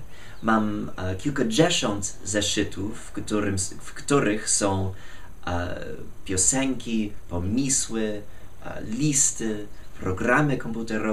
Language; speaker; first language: Polish; non-native, fluent; English